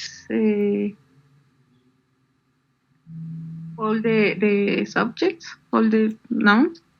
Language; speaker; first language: English; non-native, learner; Spanish